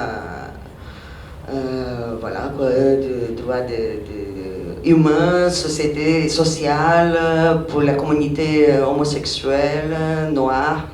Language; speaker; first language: French; non-native, fluent; Portuguese